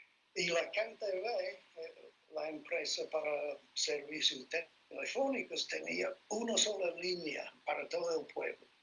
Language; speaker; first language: Spanish; non-native, fluent; English